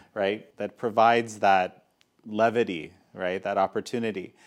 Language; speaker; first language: English; non-native, fluent; Polish